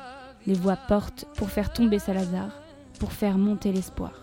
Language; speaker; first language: French; native; French